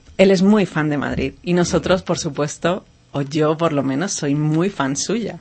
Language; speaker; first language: Spanish; native; Spanish